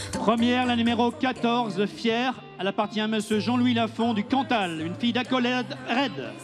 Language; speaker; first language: French; native; French